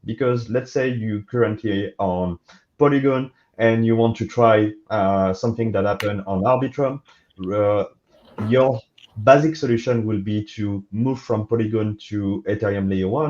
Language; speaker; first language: English; non-native, fluent; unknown